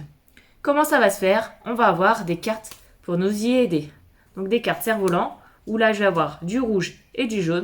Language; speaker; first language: French; native; French